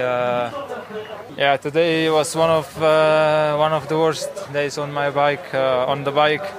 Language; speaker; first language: English; non-native, fluent; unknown